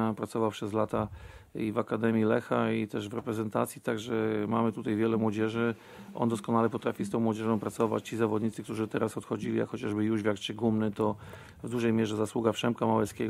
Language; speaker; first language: Polish; native; Polish